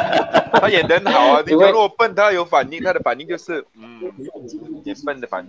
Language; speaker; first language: Chinese; native; Chinese